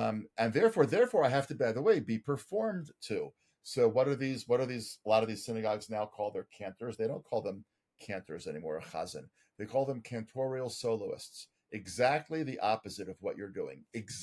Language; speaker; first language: English; native; English